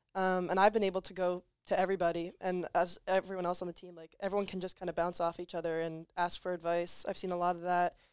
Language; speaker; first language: English; native; English